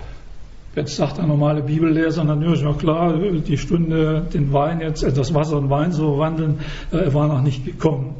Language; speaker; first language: German; native; German